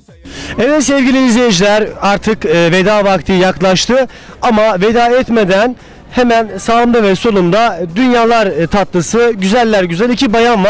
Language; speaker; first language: Turkish; native; Turkish